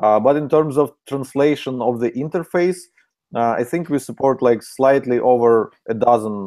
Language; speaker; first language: English; non-native, fluent; Ukrainian